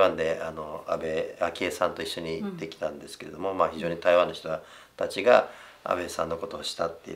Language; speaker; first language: Japanese; native; Japanese